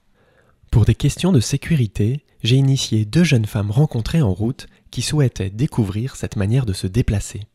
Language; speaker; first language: French; native; French